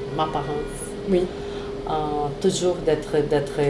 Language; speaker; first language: French; non-native, fluent; Portuguese